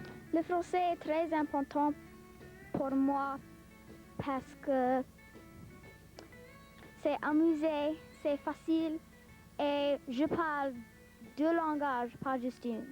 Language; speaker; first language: French; non-native, local second language; English